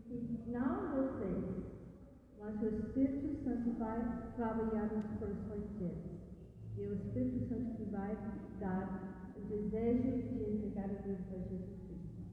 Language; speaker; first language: Portuguese; non-native, fluent; English